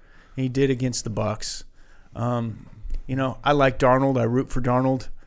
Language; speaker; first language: English; native; English